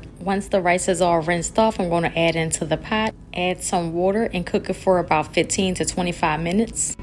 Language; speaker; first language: English; native; English